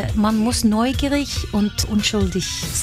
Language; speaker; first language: German; non-native, fluent; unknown